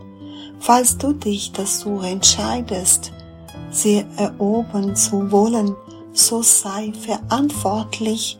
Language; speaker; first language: German; non-native, fluent; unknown